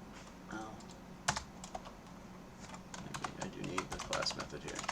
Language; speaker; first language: English; native; English